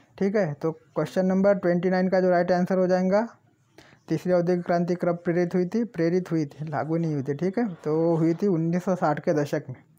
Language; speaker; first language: Hindi; non-native, local second language; Marathi